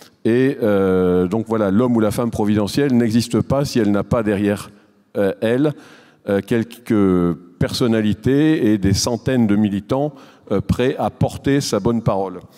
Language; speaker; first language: French; native; French